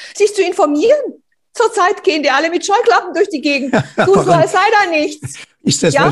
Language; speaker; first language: German; early bilingual, other home language; Romanian